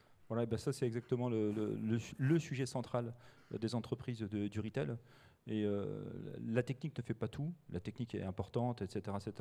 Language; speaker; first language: French; native; French